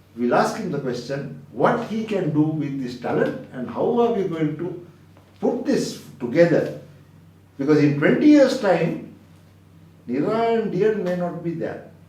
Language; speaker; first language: English; non-native, local second language; Sinhala